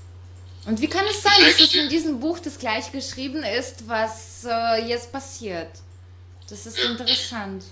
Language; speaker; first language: German; non-native, fluent; Russian